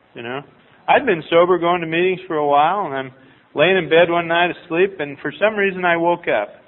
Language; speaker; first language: English; native; English